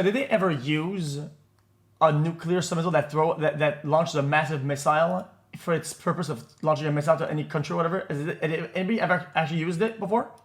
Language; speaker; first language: English; non-native, local second language; French